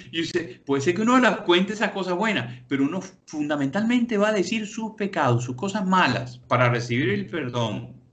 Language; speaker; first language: Spanish; native; Spanish